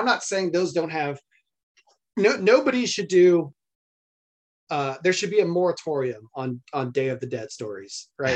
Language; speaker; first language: English; native; English